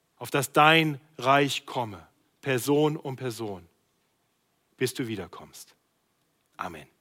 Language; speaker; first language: German; native; German